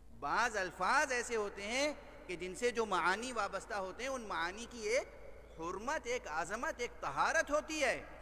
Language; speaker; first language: Urdu; native; Urdu